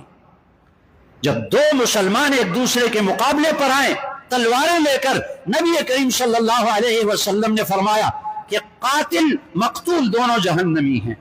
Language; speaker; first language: Urdu; non-native, local second language; Northern Hindko